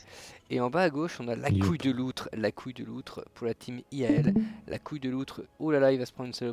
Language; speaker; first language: French; native; French